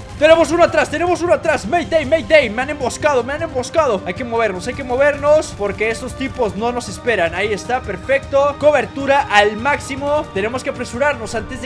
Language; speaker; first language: Spanish; native; Spanish